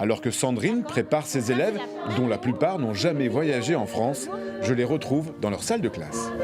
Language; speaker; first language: French; native; French